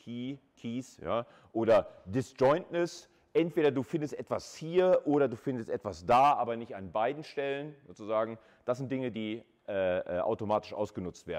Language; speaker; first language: German; native; German